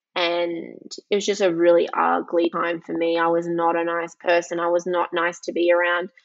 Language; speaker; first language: English; early bilingual, other home language; Greek